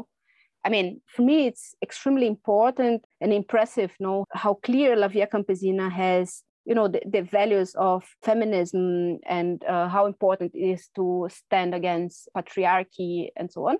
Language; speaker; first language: English; non-native, fluent; Portuguese